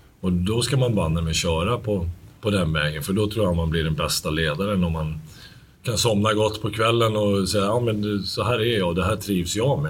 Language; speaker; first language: Swedish; native; Swedish